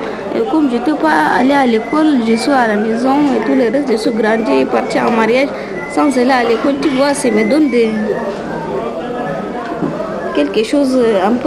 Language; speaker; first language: French; non-native, learner; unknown